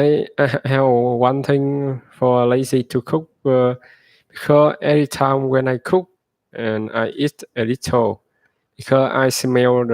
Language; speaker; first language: English; non-native, learner; Vietnamese